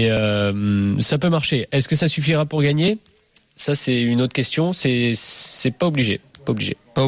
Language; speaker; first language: French; native; French